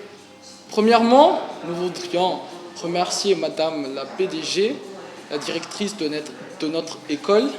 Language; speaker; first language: French; non-native, local second language; Malagasy